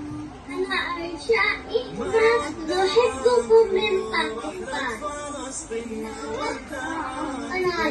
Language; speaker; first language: Arabic; non-native, learner; Urdu